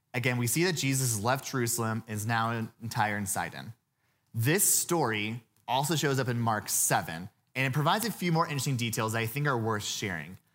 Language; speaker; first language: English; native; English